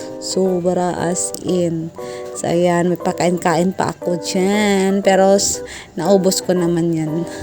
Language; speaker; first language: Filipino; non-native, local second language; Cebuano